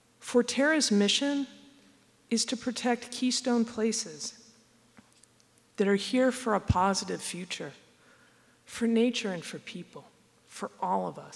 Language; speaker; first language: English; native; English